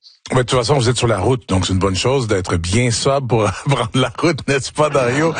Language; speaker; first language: French; native; French